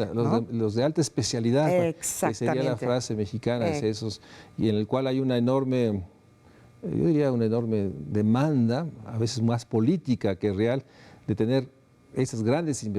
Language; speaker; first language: Spanish; native; Spanish